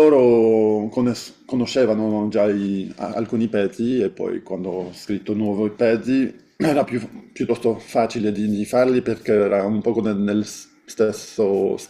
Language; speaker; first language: Italian; non-native, fluent; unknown